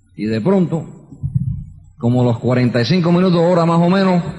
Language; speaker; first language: Spanish; early bilingual, heritage; Spanish